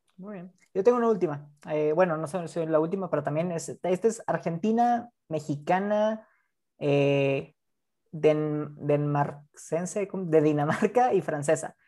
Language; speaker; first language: Spanish; native; Spanish